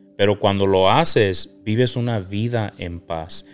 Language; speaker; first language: Spanish; early bilingual, heritage; Spanish